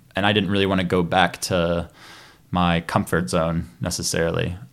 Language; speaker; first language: English; native; English